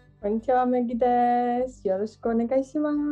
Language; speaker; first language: Japanese; non-native, learner; Georgian